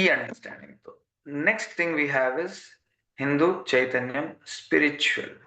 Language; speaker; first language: English; non-native, local second language; Telugu